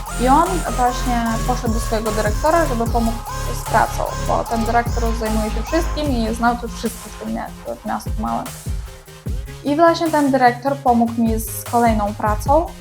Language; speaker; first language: Polish; non-native, learner; Ukrainian